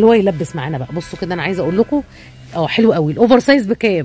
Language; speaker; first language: Arabic; native; Arabic